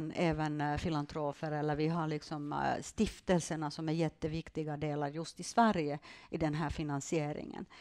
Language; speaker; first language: Swedish; non-native, fluent; Finnish